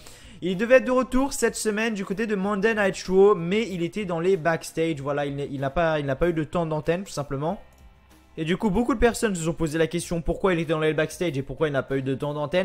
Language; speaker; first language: French; native; French